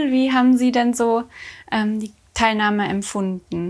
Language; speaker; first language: German; native; German